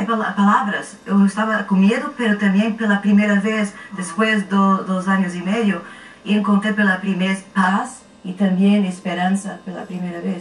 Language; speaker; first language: Spanish; non-native, learner; Portuguese